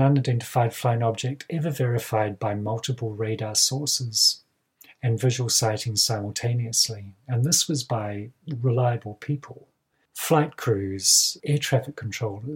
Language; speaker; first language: English; native; English